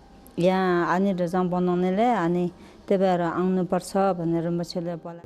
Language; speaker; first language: Nepali; non-native, local second language; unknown